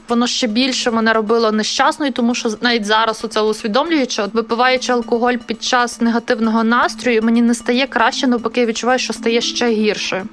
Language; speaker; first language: Ukrainian; native; Ukrainian